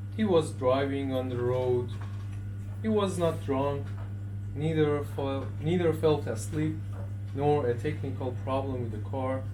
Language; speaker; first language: English; non-native, fluent; Persian